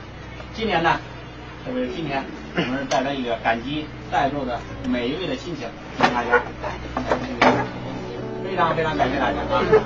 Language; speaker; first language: Chinese; native; Chinese